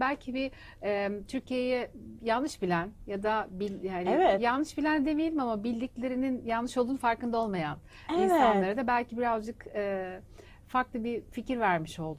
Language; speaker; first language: Turkish; native; Turkish